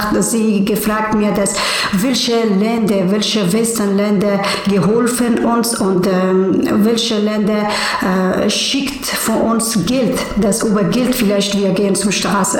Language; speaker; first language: German; non-native, learner; Persian